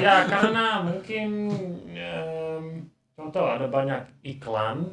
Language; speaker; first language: Indonesian; non-native, learner; English